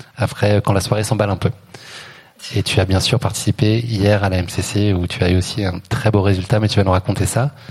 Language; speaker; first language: French; native; French